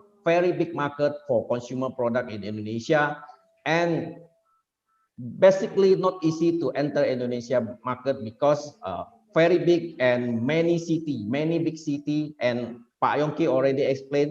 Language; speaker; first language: English; non-native, fluent; Indonesian